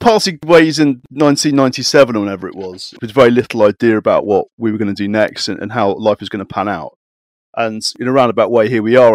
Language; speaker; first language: English; native; English